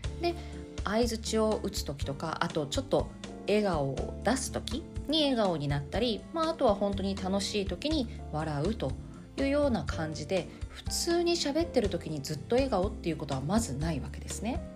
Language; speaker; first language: Japanese; native; Japanese